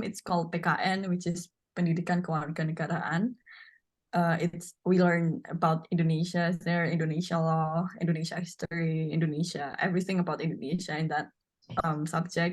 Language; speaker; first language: English; non-native, learner; Indonesian